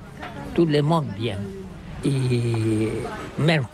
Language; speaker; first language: French; non-native, learner; Catalan